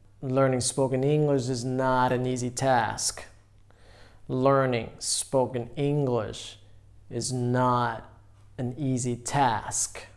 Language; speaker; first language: English; non-native, fluent; Vietnamese